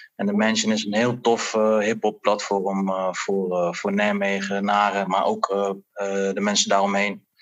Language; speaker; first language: Dutch; native; Dutch